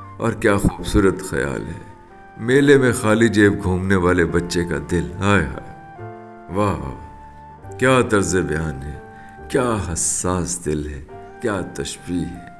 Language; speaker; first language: Urdu; non-native, local second language; Punjabi